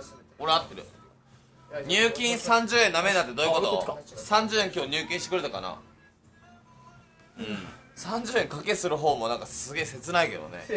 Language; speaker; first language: Japanese; native; Japanese